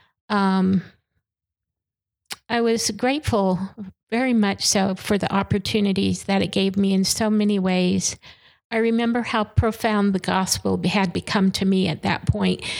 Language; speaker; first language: English; native; English